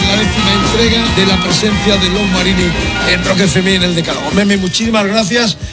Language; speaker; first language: Spanish; native; Spanish